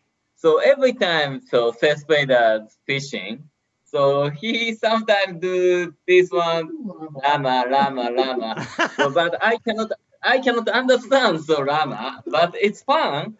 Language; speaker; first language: English; non-native, learner; Japanese